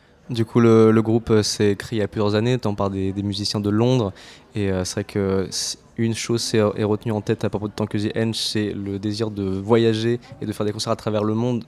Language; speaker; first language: French; native; French